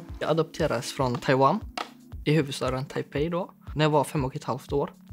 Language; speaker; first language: Swedish; early bilingual, other home language; Chinese